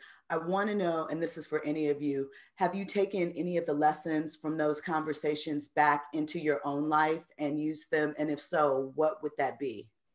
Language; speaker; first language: English; native; English